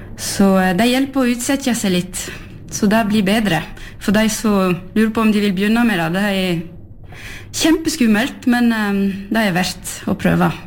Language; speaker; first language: Norwegian; non-native, fluent; French